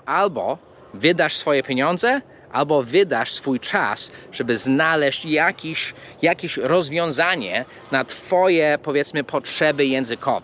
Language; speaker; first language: Polish; early bilingual, heritage; English